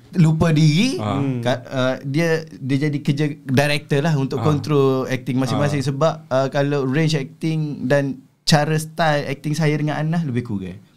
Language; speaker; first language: Malay; native; Malay